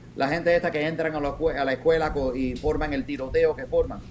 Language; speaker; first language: Spanish; early bilingual, heritage; Spanish